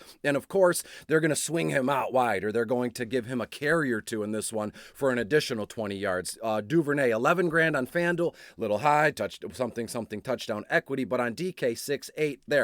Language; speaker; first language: English; native; English